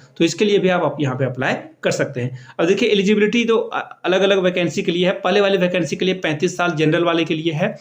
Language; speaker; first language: Hindi; native; Hindi